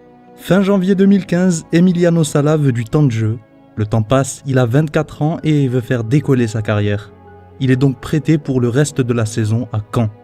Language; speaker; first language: French; native; French